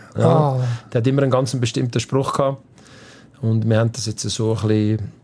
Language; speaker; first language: German; early bilingual, other home language; Italian